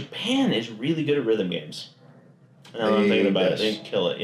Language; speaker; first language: English; native; English